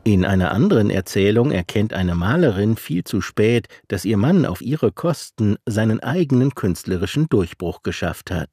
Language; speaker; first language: German; native; German